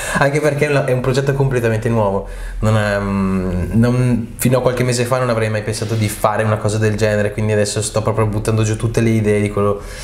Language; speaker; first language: Italian; early bilingual, other home language; Arabic